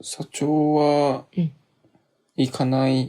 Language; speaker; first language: Japanese; non-native, learner; Korean